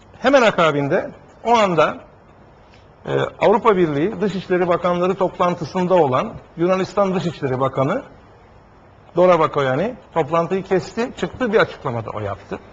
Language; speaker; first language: Turkish; native; Turkish